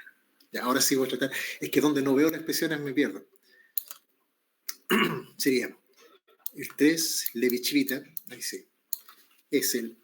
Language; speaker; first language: Spanish; native; Spanish